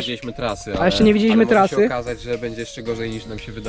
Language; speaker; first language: Polish; native; Polish